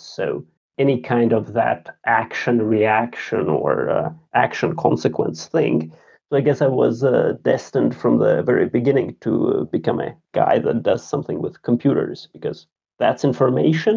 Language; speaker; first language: English; non-native, fluent; Latvian